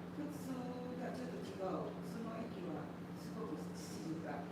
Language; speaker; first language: Japanese; non-native, learner; Indonesian